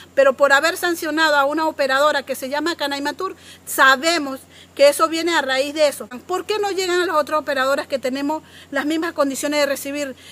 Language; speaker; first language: Spanish; non-native, local second language; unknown